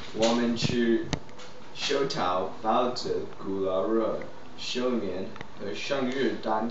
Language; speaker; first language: Chinese; non-native, learner; English